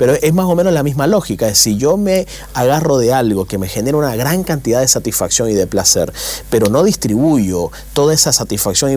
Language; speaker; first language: Spanish; native; Spanish